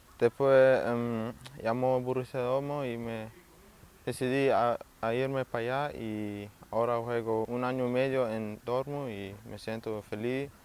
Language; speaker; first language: Spanish; early bilingual, heritage; Spanish